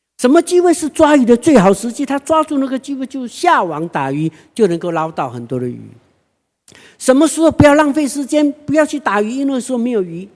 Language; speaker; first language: Chinese; non-native, local second language; Hakka Chinese